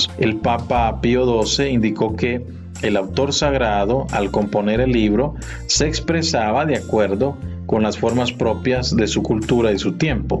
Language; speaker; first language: Spanish; native; Spanish